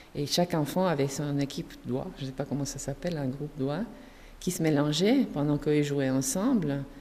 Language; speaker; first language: French; non-native, fluent; Spanish